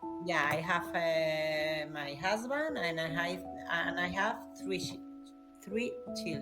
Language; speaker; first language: English; non-native, learner; Spanish